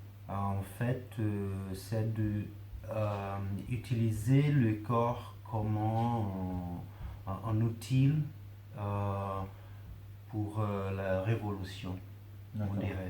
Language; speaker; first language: French; non-native, fluent; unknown